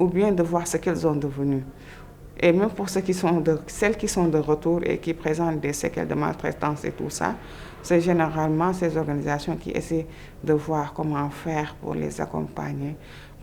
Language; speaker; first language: French; non-native, local second language; Wolof